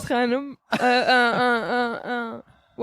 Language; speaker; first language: French; non-native, local second language; Dutch